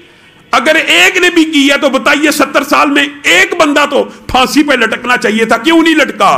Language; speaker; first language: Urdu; non-native, local second language; Punjabi